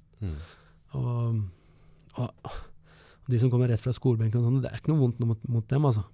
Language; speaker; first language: Norwegian; early bilingual, other home language; Kurdish